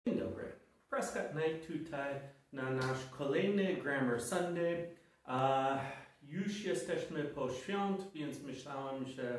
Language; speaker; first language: Polish; non-native, fluent; English